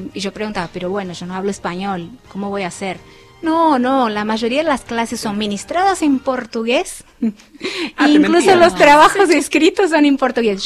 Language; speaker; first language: Spanish; non-native, fluent; Portuguese